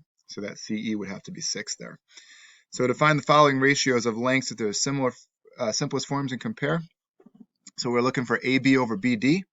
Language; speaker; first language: English; native; English